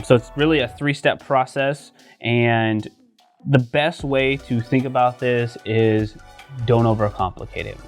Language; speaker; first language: English; native; English